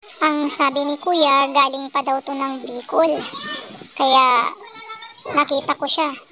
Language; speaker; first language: Filipino; non-native, local second language; Pangasinan